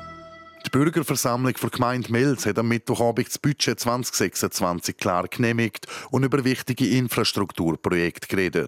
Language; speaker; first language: German; native; German